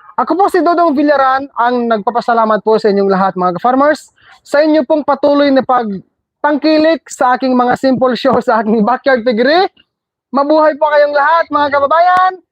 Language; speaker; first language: Filipino; non-native, local second language; Cebuano